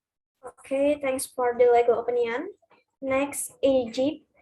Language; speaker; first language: English; non-native, learner; Indonesian